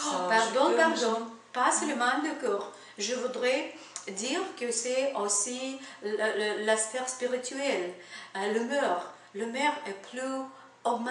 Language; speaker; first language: French; non-native, learner; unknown